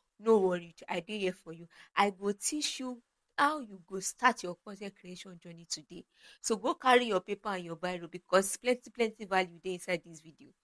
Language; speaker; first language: Nigerian Pidgin; non-native, local second language; Yoruba